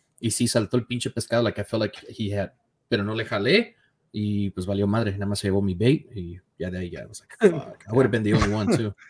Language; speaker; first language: Spanish; early bilingual, other home language; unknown